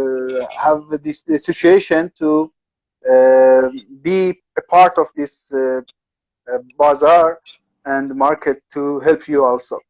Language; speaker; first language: English; non-native, learner; Persian